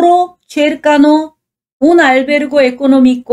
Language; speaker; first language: Italian; non-native, fluent; Korean